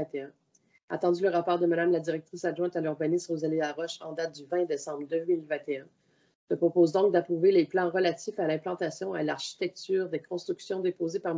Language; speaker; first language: French; native; French